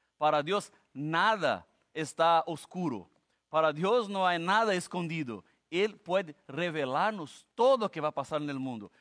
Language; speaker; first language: Spanish; non-native, fluent; Portuguese